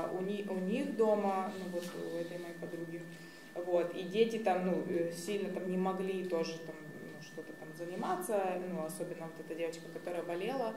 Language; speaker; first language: Russian; native; Russian